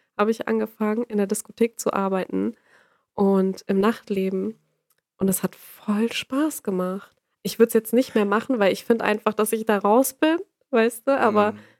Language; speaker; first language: German; native; German